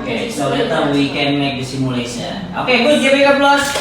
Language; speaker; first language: English; non-native, fluent; Indonesian